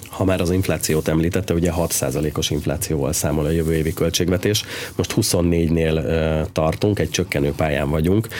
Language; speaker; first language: Hungarian; native; Hungarian